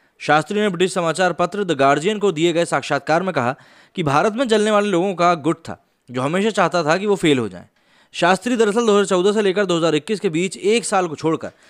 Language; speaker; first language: Hindi; native; Hindi